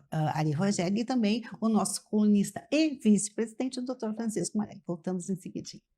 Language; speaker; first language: Portuguese; native; Portuguese